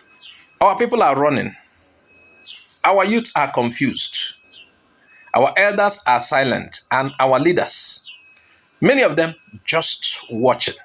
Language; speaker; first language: English; non-native, local second language; Igbo